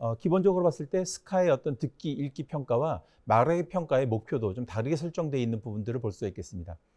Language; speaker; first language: Korean; native; Korean